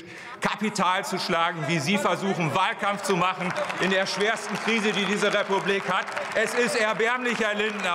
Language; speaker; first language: German; native; German